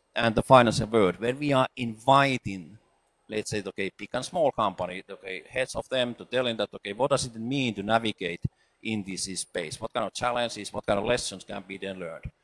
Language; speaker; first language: English; non-native, fluent; Finnish